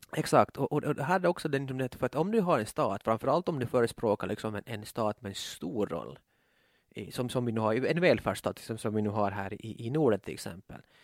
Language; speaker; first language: Swedish; native; Swedish